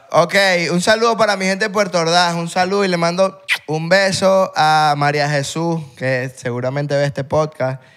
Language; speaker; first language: Spanish; native; Spanish